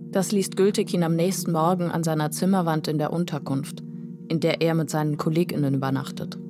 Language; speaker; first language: German; native; German